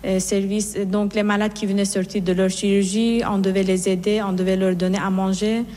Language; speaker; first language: French; non-native, fluent; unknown